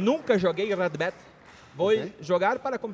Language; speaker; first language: Spanish; non-native, learner; Portuguese